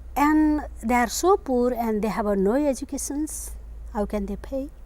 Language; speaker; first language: English; non-native, learner; Nepali